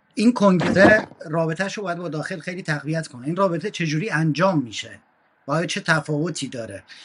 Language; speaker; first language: Persian; non-native, local second language; Kurdish